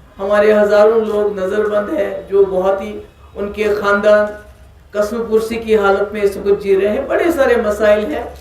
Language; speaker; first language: Urdu; non-native, local second language; Kashmiri